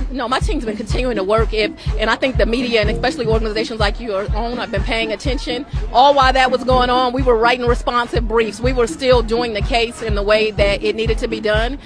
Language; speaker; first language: English; native; English